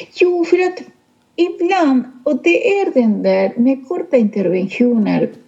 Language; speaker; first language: Swedish; non-native, fluent; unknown